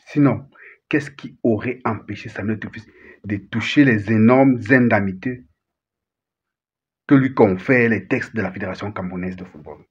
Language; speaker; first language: French; native; French